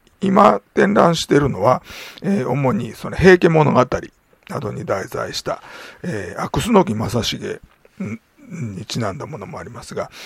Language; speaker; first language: Japanese; native; Japanese